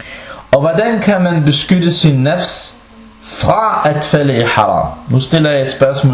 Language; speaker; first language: Danish; non-native, local second language; Arabic